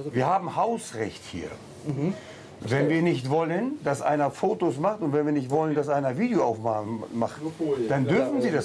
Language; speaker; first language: German; native; German